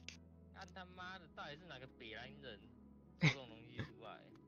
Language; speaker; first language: Chinese; native; Chinese